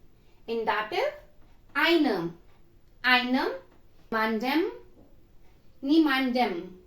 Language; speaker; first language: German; non-native, fluent; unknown